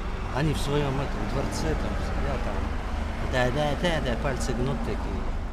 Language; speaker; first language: Russian; native; Russian